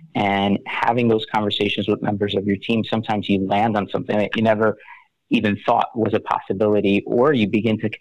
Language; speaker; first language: English; native; English